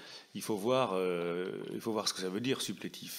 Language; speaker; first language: French; native; French